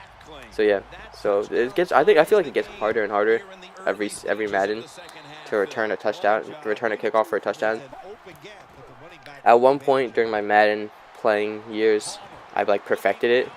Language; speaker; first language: English; native; English